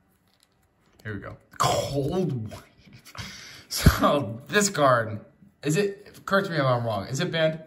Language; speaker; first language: English; native; English